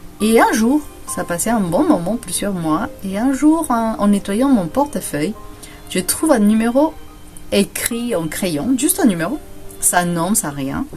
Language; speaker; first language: French; non-native, fluent; Spanish